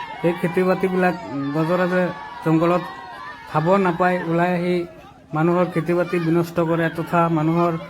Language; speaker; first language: Assamese; non-native, local second language; Bangla